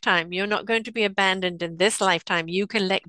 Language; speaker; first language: English; native; English